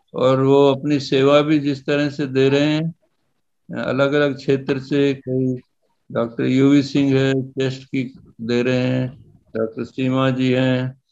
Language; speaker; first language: Hindi; native; Hindi